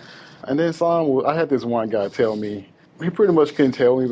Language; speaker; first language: English; native; English